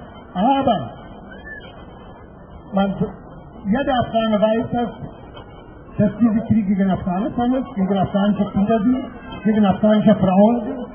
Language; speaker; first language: German; non-native, fluent; Persian